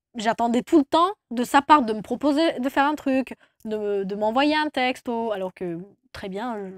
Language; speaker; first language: French; non-native, fluent; Turkish